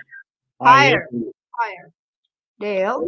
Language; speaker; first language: Turkish; non-native, learner; English